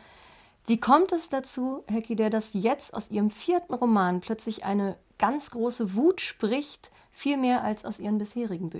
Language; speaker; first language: German; native; German